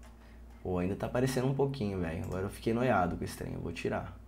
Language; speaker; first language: Portuguese; native; Portuguese